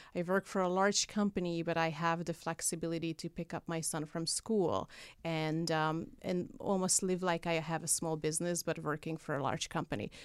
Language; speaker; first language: English; non-native, fluent; Hungarian